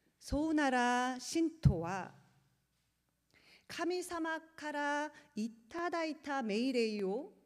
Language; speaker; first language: Japanese; non-native, learner; Korean